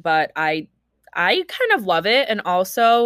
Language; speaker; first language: English; early bilingual, other home language; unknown